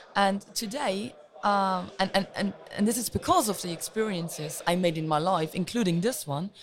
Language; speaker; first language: English; non-native, fluent; Luxembourgish